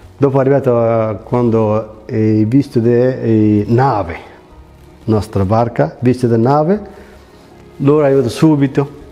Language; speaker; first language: Italian; non-native, learner; Bangla